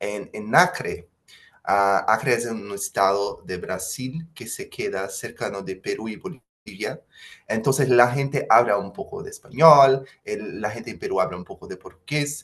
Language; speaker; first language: Spanish; non-native, fluent; Portuguese